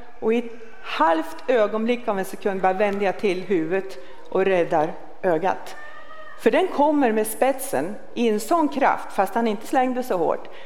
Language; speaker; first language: Swedish; native; Swedish